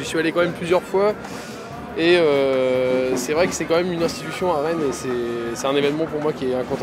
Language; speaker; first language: French; native; French